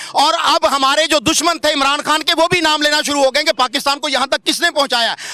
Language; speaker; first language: Urdu; non-native, local second language; Punjabi